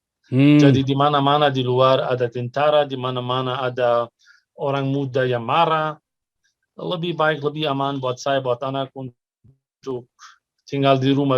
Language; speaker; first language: Indonesian; non-native, fluent; Arabic